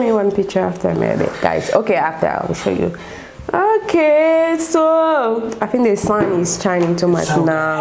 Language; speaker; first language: English; non-native, local second language; French